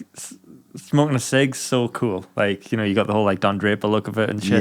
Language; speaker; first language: English; native; English